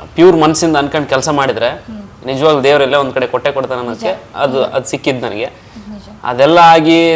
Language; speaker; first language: Kannada; native; Kannada